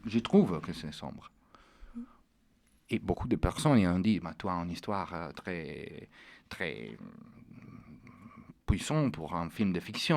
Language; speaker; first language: French; non-native, fluent; Italian